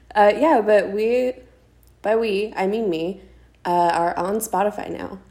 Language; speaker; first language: English; native; English